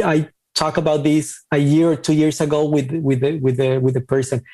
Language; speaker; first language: English; non-native, fluent; Spanish